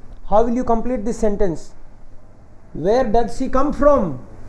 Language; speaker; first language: English; non-native, local second language; Hindi